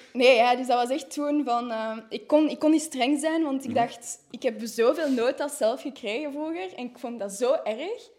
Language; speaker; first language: Dutch; non-native, local second language; French